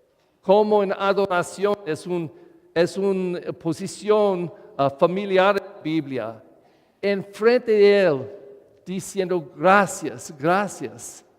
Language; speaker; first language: Spanish; non-native, learner; English